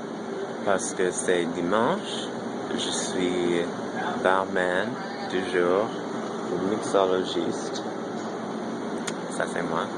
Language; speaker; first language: French; non-native, learner; English